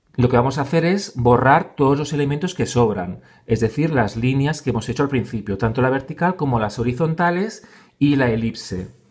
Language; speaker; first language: Spanish; native; Spanish